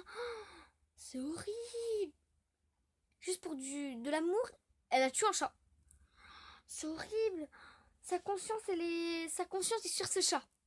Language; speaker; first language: French; native; French